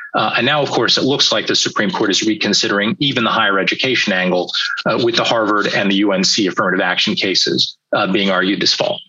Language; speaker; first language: English; native; English